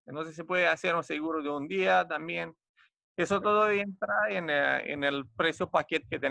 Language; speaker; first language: Spanish; non-native, fluent; Romanian